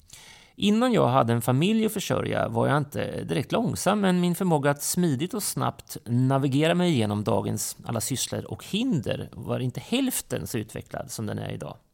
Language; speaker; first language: Swedish; native; Swedish